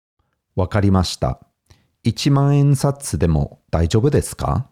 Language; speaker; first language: Japanese; non-native, learner; English